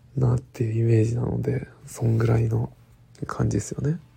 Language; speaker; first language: Japanese; native; Japanese